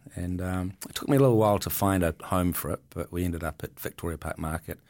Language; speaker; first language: English; native; English